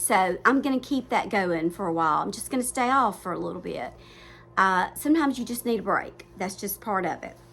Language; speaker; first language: English; native; English